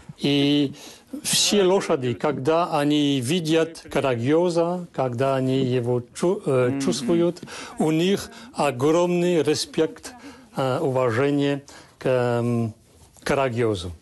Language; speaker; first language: Russian; non-native, fluent; French